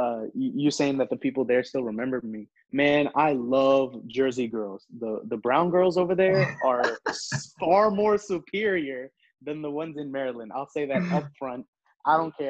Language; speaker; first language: English; early bilingual, other home language; Hindi